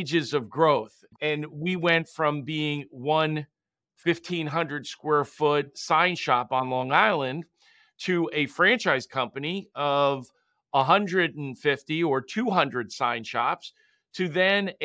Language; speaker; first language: English; native; English